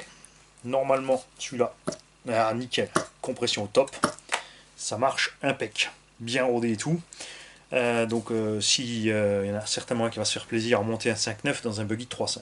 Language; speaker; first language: French; native; French